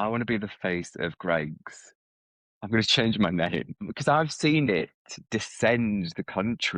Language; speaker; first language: English; native; English